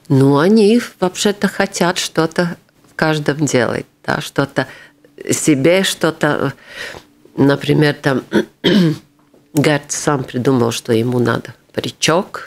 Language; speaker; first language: Russian; non-native, local second language; Latvian